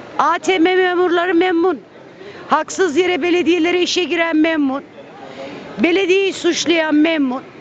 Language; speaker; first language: Turkish; native; Turkish